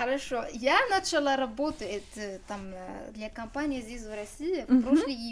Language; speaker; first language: Russian; non-native, learner; Arabic